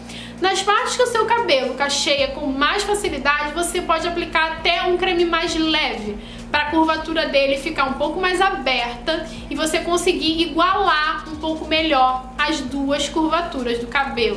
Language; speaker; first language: Portuguese; native; Portuguese